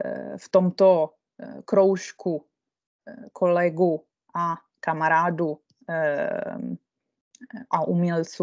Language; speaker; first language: Czech; non-native, fluent; Italian